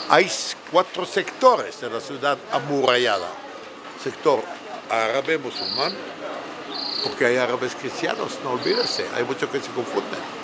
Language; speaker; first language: Spanish; non-native, fluent; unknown